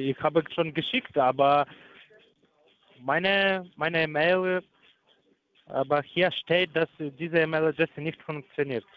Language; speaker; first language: German; non-native, learner; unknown